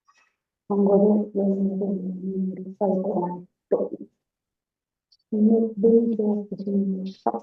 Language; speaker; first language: Japanese; non-native, learner; Indonesian